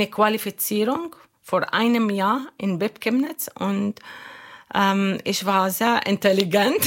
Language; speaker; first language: German; non-native, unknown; Arabic